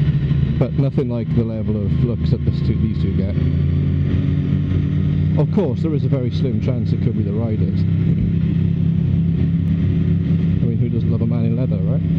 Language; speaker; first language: English; native; English